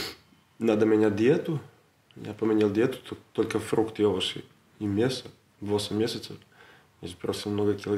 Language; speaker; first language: Russian; non-native, learner; Serbian